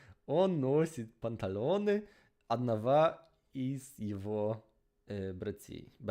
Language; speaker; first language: Russian; non-native, learner; Polish